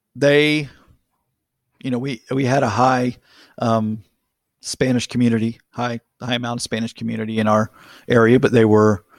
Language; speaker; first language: English; native; English